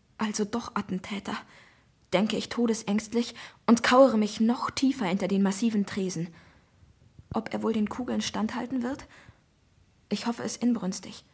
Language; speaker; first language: German; native; German